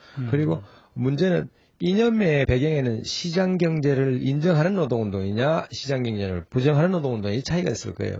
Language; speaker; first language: Korean; native; Korean